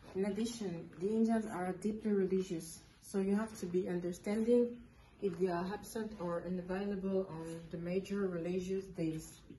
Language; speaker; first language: English; non-native, learner; French